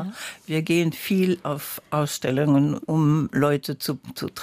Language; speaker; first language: German; non-native, local second language; French